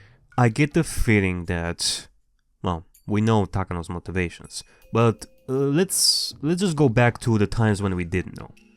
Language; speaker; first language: English; native; English